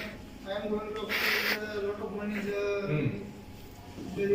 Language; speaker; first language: English; non-native, learner; Gujarati